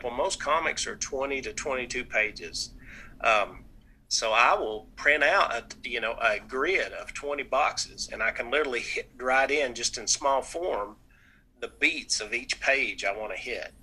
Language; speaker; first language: English; native; English